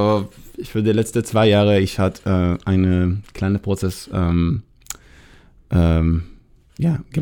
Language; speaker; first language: German; non-native, fluent; Hebrew